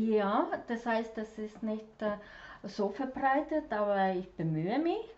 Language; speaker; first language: German; non-native, fluent; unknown